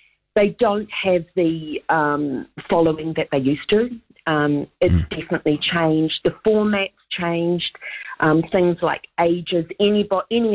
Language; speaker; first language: English; native; English